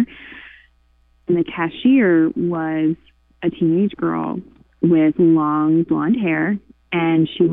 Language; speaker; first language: English; native; English